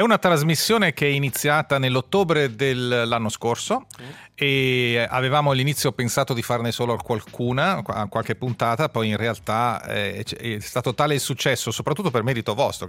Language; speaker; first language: Italian; native; Italian